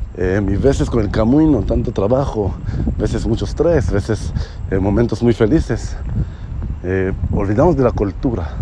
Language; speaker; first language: Spanish; non-native, fluent; Hebrew